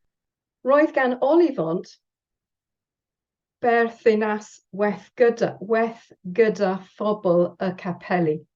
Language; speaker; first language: Welsh; non-native, learner; English